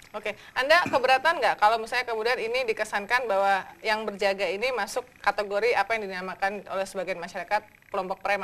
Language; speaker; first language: Indonesian; native; Indonesian